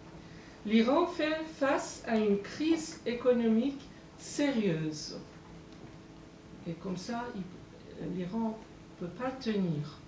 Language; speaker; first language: French; non-native, fluent; Persian